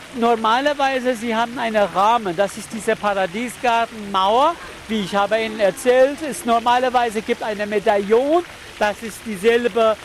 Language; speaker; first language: German; non-native, learner; Persian